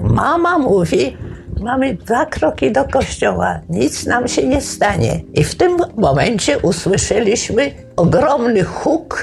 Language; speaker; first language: Polish; native; Polish